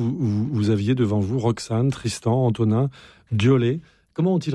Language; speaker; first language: French; native; French